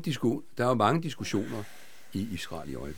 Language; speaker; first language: Danish; native; Danish